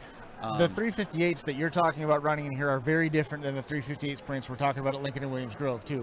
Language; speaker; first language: English; native; English